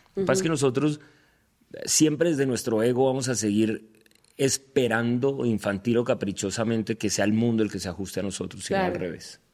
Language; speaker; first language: Spanish; native; Spanish